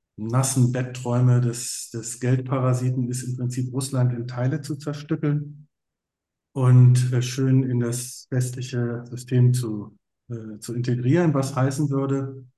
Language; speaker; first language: German; native; German